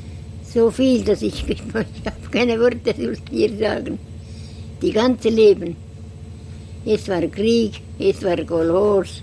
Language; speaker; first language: German; non-native, learner; Estonian